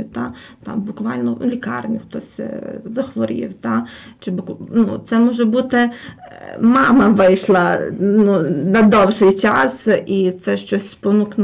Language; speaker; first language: Ukrainian; native; Ukrainian